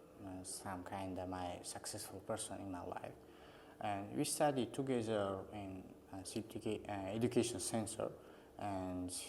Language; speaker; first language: English; non-native, learner; Uzbek